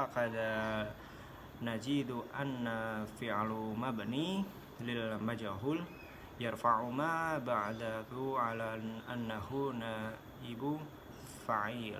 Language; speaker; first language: Arabic; non-native, learner; Indonesian